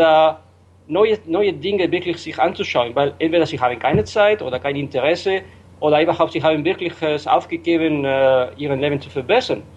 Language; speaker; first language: German; non-native, fluent; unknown